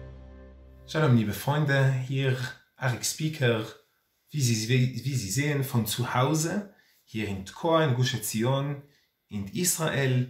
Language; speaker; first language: German; non-native, fluent; Hebrew